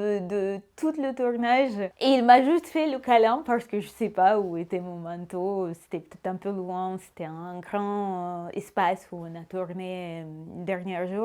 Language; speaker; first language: French; non-native, fluent; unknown